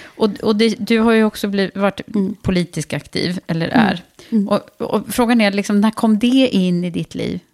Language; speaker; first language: Swedish; native; Swedish